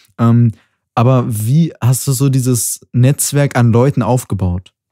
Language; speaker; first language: German; native; German